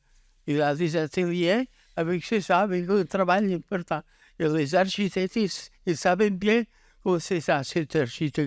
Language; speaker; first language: French; non-native, learner; Catalan